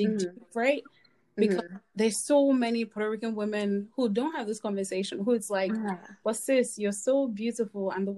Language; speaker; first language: English; non-native, local second language; Yoruba